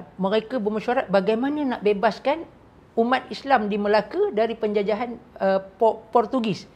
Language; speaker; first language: Malay; native; Malay